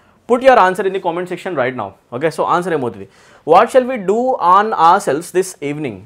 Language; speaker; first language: English; non-native, local second language; Telugu